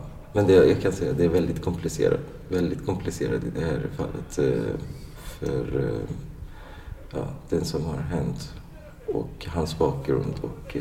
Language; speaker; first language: Swedish; non-native, fluent; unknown